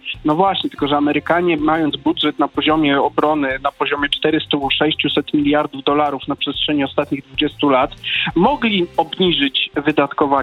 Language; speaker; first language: Polish; native; Polish